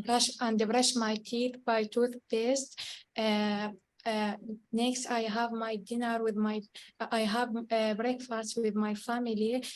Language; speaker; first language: English; non-native, learner; Arabic